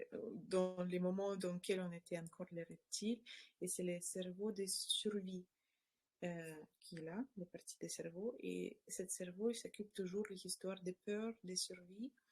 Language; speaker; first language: French; non-native, learner; Russian